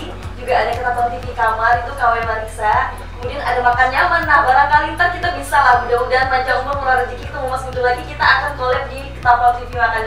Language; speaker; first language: Indonesian; native; Indonesian